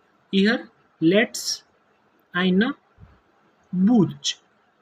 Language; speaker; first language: German; non-native, learner; Gujarati